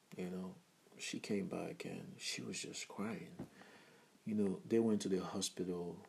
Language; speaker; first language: English; non-native, local second language; Igbo